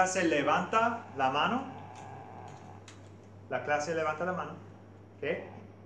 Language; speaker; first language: Spanish; non-native, fluent; English